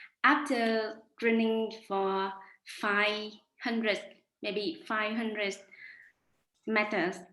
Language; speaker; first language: English; non-native, learner; Vietnamese